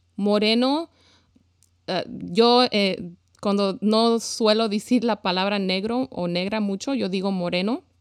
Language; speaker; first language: Spanish; early bilingual, heritage; Spanish